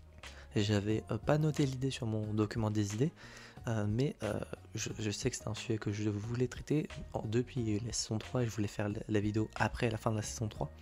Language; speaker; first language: French; native; French